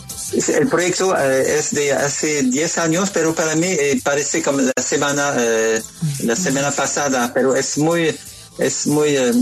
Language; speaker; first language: Spanish; non-native, learner; French